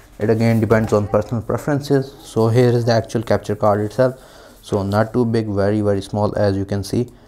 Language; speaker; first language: English; non-native, local second language; Urdu